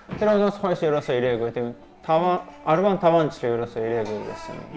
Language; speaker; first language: Mongolian; non-native, learner; Japanese